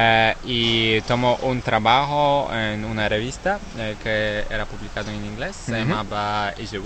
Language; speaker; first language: Spanish; non-native, learner; Polish